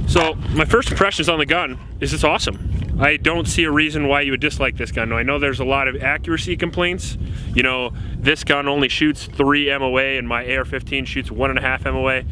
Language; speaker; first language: English; native; English